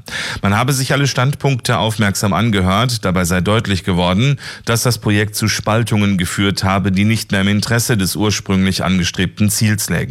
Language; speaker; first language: German; native; German